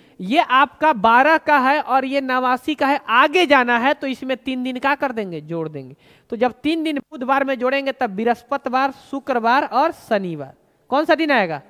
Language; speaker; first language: Hindi; native; Hindi